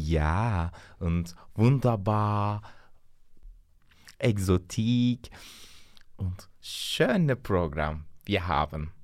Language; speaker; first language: German; non-native, learner; Turkish